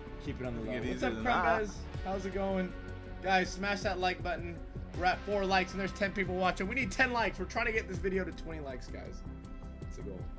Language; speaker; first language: English; native; English